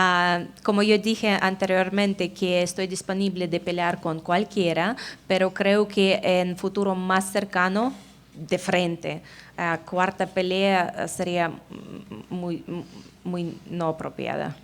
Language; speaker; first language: Spanish; non-native, fluent; Russian